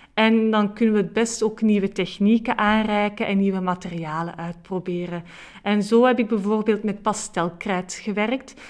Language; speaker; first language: Dutch; native; Dutch